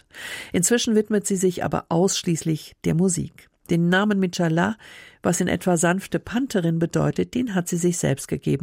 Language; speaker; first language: German; native; German